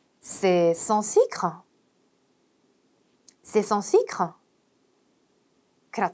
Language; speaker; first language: French; non-native, fluent; Korean